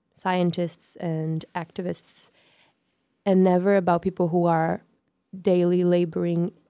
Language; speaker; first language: English; non-native, fluent; Portuguese